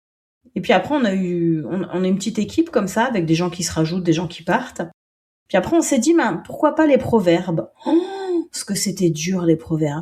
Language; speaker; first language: French; native; French